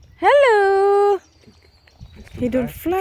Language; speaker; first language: English; non-native, local second language; Filipino